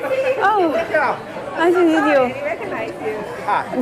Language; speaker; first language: English; non-native, learner; Vietnamese